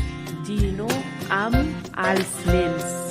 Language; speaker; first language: Catalan; non-native, learner; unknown